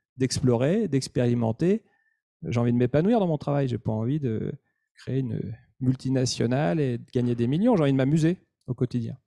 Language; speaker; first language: French; native; French